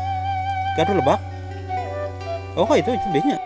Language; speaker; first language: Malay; non-native, local second language; Sundanese